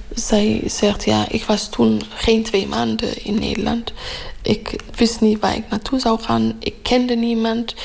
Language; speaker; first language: Dutch; non-native, fluent; Tigrinya